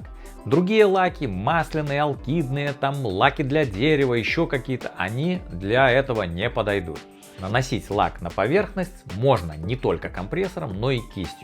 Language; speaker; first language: Russian; native; Russian